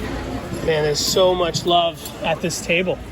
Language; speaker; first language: English; native; English